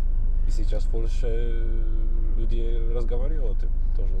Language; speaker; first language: Russian; non-native, learner; Polish